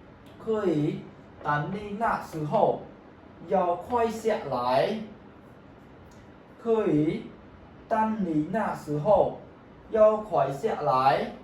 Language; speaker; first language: Chinese; non-native, fluent; Khmer